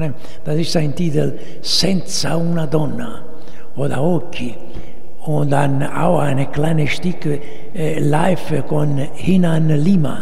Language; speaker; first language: German; non-native, learner; Italian